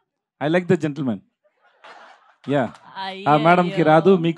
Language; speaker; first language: Telugu; non-native, learner; Tamil